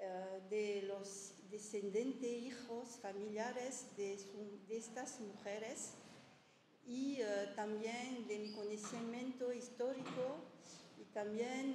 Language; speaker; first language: Spanish; early bilingual, heritage; French